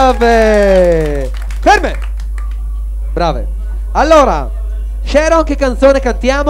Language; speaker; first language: Italian; native; Italian